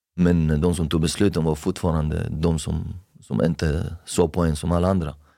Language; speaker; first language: Swedish; early bilingual, other home language; Persian